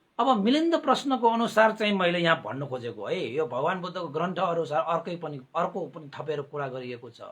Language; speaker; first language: Nepali; non-native, local second language; Newari